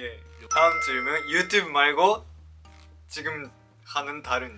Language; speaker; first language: Korean; non-native, fluent; Japanese